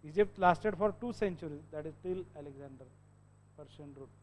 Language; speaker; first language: English; non-native, local second language; Marathi